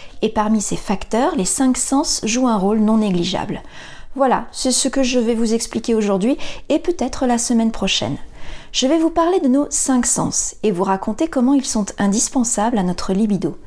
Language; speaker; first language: French; native; French